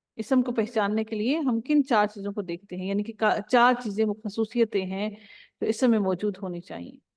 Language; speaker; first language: Urdu; native; Urdu